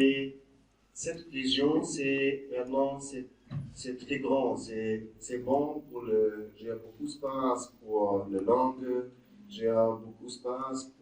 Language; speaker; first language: French; non-native, learner; German